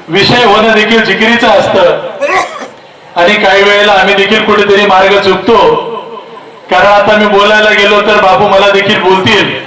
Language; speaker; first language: Marathi; native; Marathi